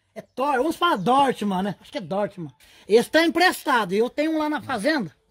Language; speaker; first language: Portuguese; native; Portuguese